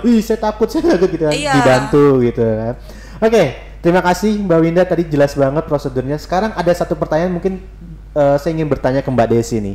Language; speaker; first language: Indonesian; native; Indonesian